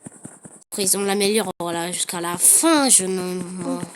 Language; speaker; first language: French; native; French